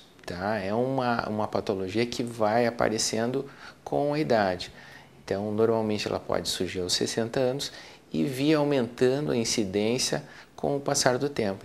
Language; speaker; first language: Portuguese; native; Portuguese